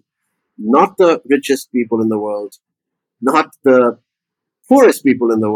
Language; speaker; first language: English; non-native, local second language; Urdu